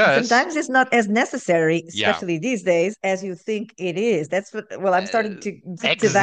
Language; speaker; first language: English; non-native, fluent; Portuguese